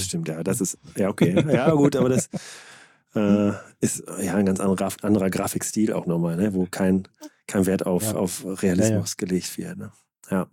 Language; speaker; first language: German; native; German